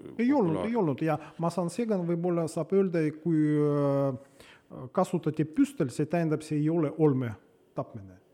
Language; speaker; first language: Estonian; non-native, local second language; Russian